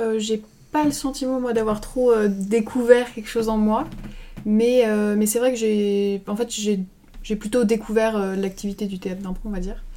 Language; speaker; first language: French; native; French